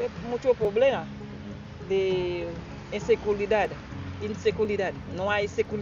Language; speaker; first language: Spanish; non-native, learner; Haitian Creole